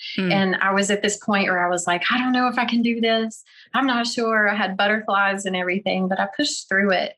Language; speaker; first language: English; native; English